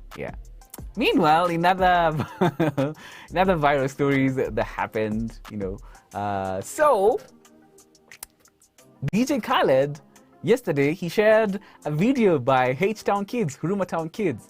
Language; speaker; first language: English; non-native, local second language; Swahili